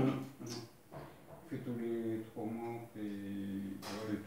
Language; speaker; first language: French; native; French